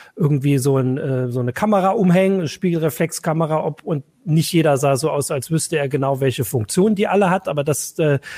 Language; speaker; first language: German; native; German